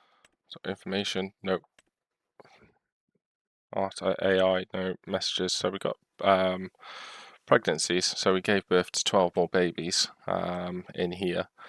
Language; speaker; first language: English; native; English